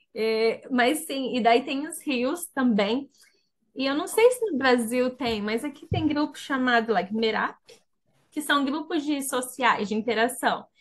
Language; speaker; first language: Portuguese; native; Portuguese